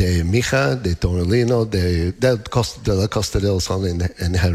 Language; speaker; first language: Spanish; non-native, learner; English